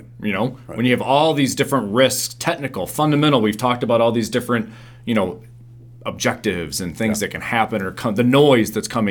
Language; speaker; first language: English; native; English